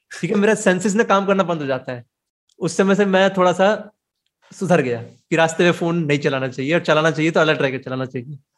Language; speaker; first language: Hindi; native; Hindi